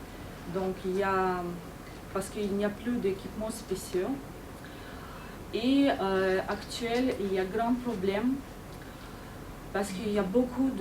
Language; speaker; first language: French; non-native, fluent; Ukrainian